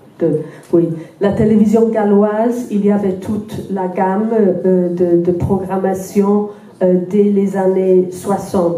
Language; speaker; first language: French; non-native, fluent; Welsh